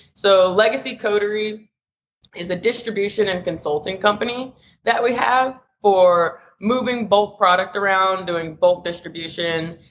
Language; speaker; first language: English; native; English